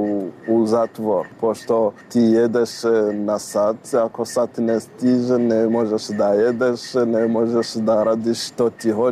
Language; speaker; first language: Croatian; non-native, learner; Rundi